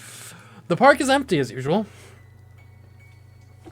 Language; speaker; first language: English; native; English